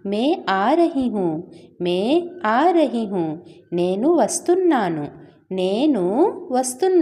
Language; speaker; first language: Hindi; non-native, local second language; Odia